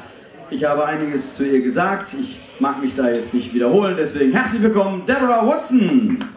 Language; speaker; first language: German; native; German